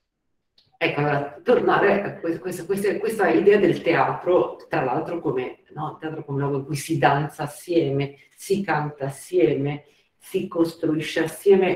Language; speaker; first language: Italian; native; Italian